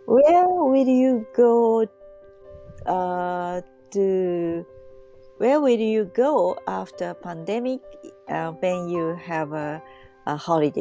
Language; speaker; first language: English; non-native, learner; Japanese